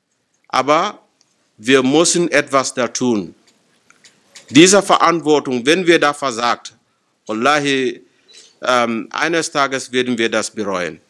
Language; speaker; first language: German; non-native, fluent; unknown